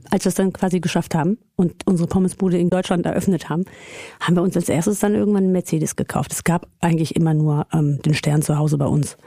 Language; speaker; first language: German; early bilingual, other home language; Greek